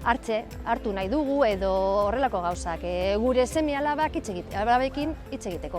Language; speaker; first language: Basque; non-native, learner; Spanish